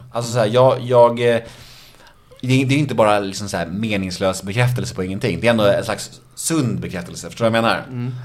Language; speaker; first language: Swedish; native; Swedish